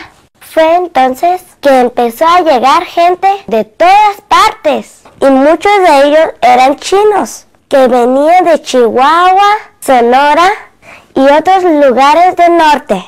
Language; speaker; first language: Spanish; early bilingual, other home language; Cantonese